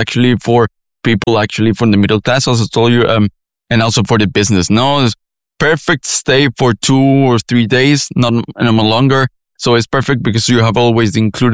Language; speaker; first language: English; non-native, fluent; Spanish